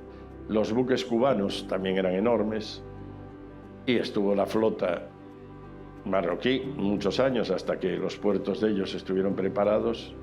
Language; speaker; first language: Spanish; native; Spanish